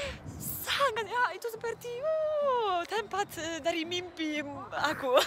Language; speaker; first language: Indonesian; non-native, learner; Polish